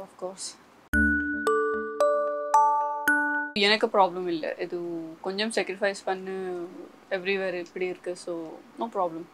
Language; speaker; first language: Tamil; non-native, learner; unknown